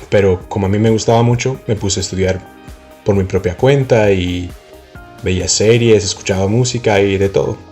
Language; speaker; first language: Spanish; non-native, fluent; English